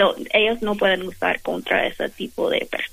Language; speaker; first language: Spanish; non-native, fluent; English